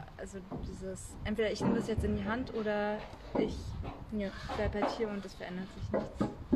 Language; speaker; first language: German; native; German